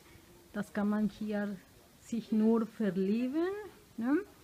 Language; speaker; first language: German; non-native, fluent; Spanish